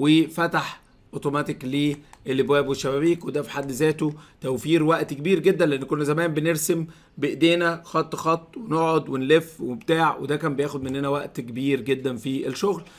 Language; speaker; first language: Arabic; native; Arabic